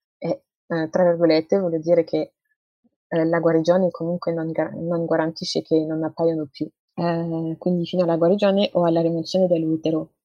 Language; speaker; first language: Italian; early bilingual, other home language; Tigrinya